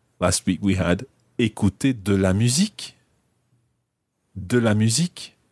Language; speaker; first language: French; non-native, fluent; English